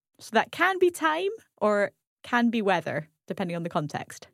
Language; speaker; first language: English; native; English